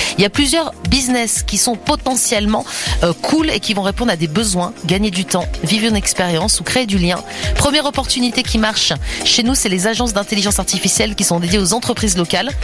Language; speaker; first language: French; native; French